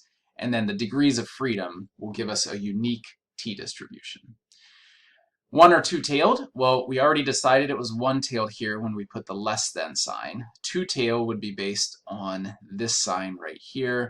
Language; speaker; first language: English; native; English